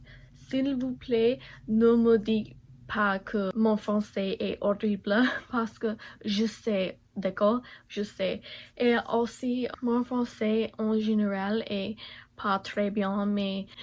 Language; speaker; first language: French; non-native, learner; English